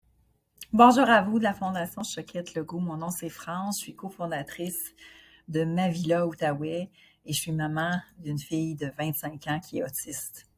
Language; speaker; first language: French; native; French